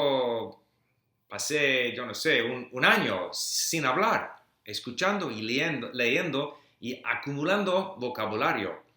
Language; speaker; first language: Spanish; non-native, fluent; English